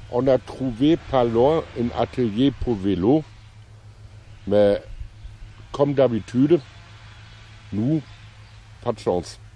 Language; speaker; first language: French; non-native, fluent; German